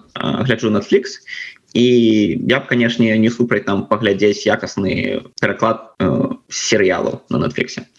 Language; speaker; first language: Belarusian; non-native, local second language; Russian